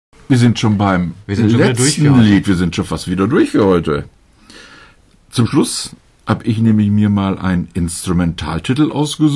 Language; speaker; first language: German; native; German